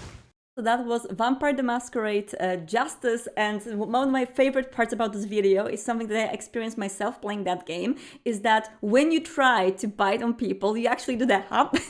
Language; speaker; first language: English; non-native, fluent; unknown